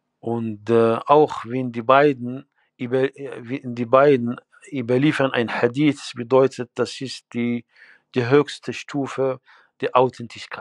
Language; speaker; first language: German; non-native, fluent; Arabic